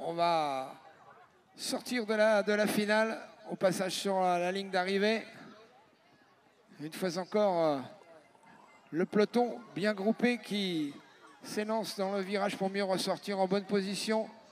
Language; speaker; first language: French; native; French